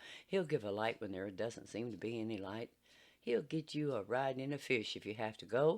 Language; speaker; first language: English; native; English